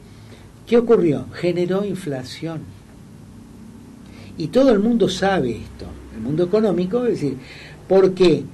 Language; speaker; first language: Spanish; native; Spanish